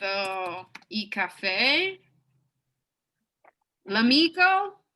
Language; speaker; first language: Italian; non-native, fluent; English